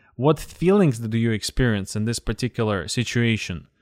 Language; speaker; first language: English; non-native, fluent; Russian